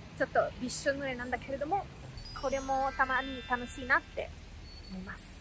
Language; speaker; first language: Japanese; non-native, fluent; Italian